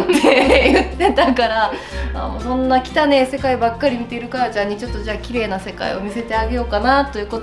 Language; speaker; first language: Japanese; native; Japanese